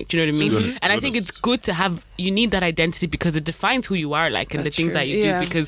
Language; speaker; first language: English; native; English